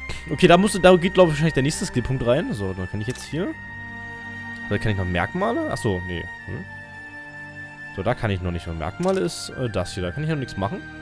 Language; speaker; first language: German; native; German